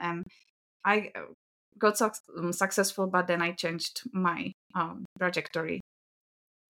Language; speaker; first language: English; non-native, fluent; Czech